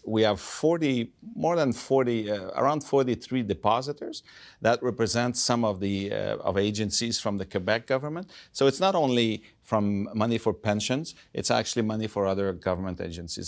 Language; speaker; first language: English; non-native, fluent; French